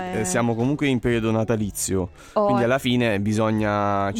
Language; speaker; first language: Italian; native; Italian